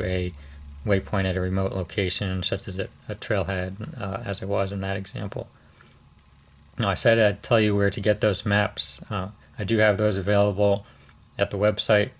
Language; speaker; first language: English; native; English